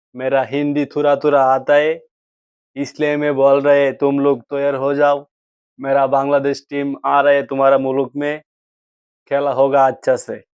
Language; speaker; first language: Hindi; non-native, learner; Bangla